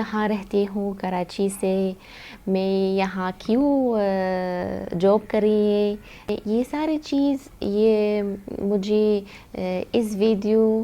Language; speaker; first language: Hindi; non-native, learner; Arabic